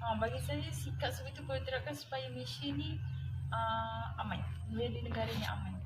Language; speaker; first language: Malay; native; Malay